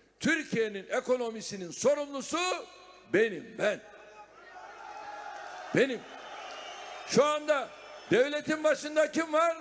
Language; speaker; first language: Turkish; native; Turkish